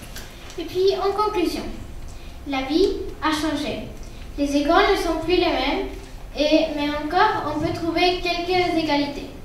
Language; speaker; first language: French; non-native, learner; Spanish